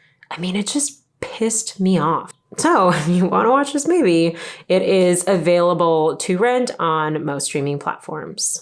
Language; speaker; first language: English; native; English